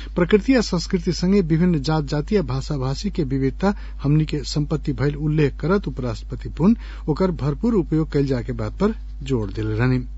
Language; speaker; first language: Bhojpuri; non-native, local second language; Nepali